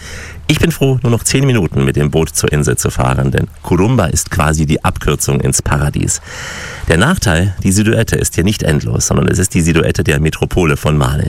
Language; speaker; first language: German; native; German